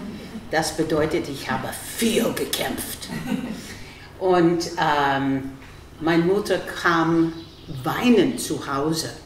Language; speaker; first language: German; non-native, fluent; English